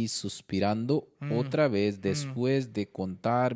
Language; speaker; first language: Spanish; non-native, learner; Hindi